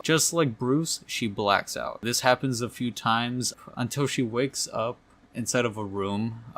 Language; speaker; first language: English; native; English